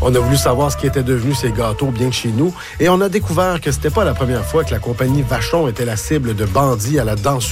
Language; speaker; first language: French; native; French